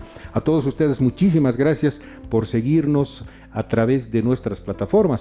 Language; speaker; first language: Spanish; native; Spanish